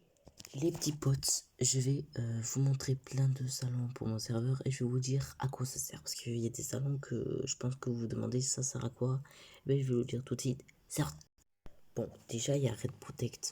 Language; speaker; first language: French; native; French